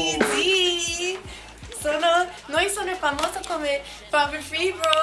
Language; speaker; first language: Italian; non-native, learner; English